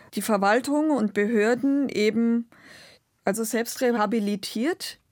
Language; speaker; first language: German; non-native, local second language; Romany